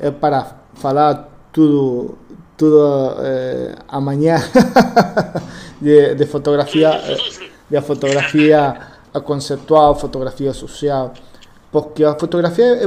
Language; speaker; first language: Portuguese; non-native, learner; Spanish